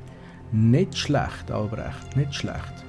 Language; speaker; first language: German; native; German